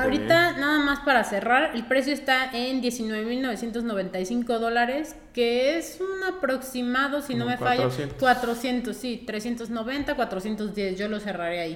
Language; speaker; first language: Spanish; native; Spanish